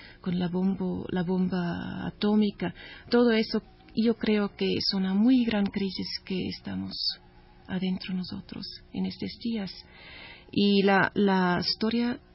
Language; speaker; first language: Spanish; non-native, learner; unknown